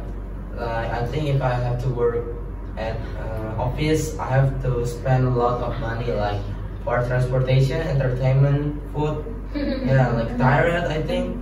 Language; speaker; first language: English; non-native, learner; Indonesian